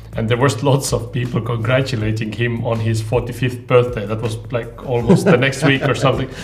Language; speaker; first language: English; non-native, fluent; Estonian